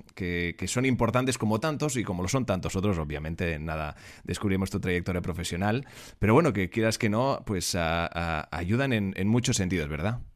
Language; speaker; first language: Spanish; native; Spanish